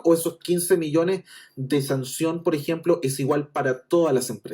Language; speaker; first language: Spanish; native; Spanish